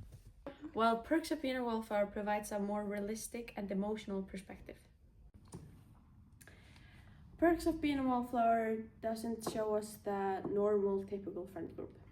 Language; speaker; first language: English; non-native, learner; Icelandic